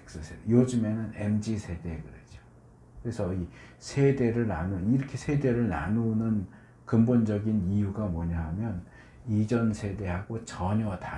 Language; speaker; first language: Korean; native; Korean